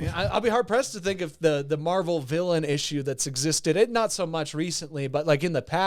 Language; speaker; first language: English; native; English